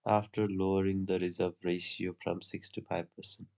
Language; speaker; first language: English; non-native, local second language; Nepali